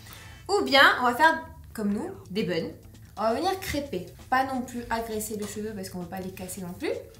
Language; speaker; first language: French; native; French